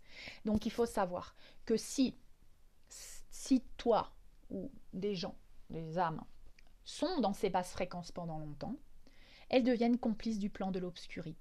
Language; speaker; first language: French; native; French